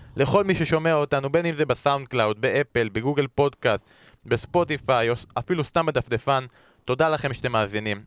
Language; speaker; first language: Hebrew; native; Hebrew